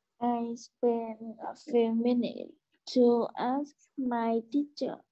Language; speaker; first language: English; non-native, learner; Vietnamese